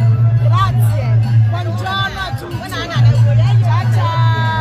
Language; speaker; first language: Italian; non-native, learner; Akan